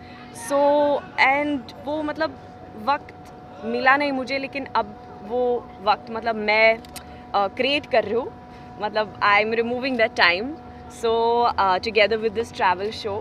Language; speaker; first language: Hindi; non-native, fluent; Swedish